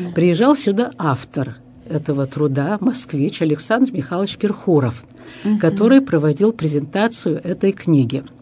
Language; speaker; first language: Russian; early bilingual, heritage; Russian